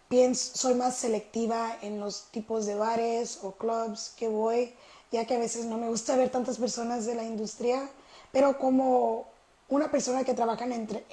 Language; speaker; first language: Spanish; early bilingual, heritage; Spanish